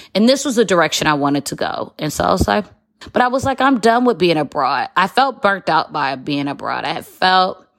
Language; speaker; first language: English; native; English